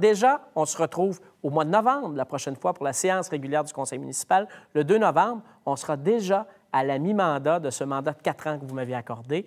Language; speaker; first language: French; native; French